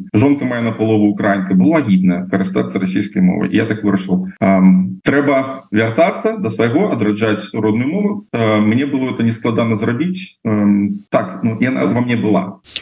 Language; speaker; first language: Belarusian; non-native, local second language; Russian